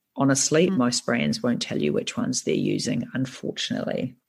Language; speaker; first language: English; native; English